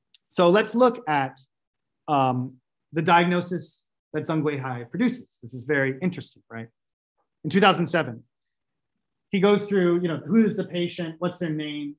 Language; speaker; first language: English; native; English